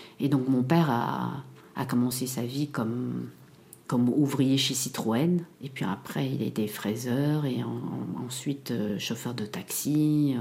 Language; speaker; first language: French; early bilingual, other home language; Khmer